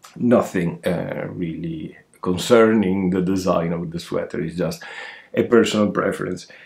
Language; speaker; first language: English; non-native, fluent; Italian